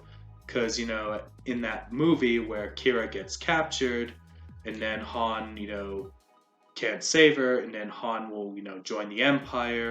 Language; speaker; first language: English; native; English